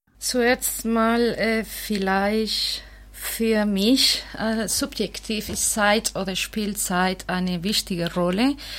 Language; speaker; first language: German; non-native, fluent; Spanish